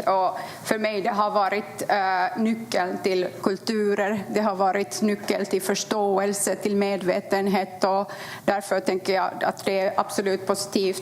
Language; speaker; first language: Swedish; non-native, fluent; Kurdish